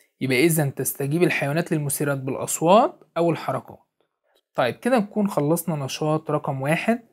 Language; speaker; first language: Arabic; native; Arabic